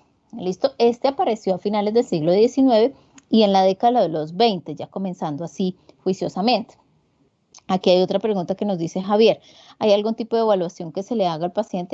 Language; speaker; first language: Spanish; native; Spanish